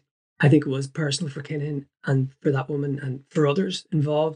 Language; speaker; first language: English; native; English